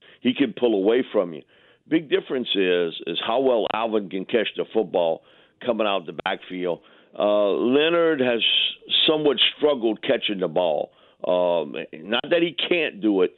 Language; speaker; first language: English; native; English